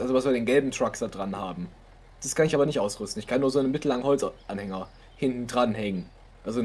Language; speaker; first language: German; native; German